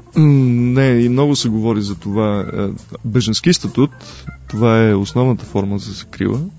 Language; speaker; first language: Bulgarian; native; Bulgarian